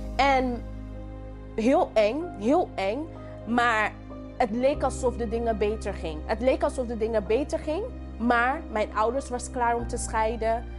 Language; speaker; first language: Dutch; non-native, local second language; English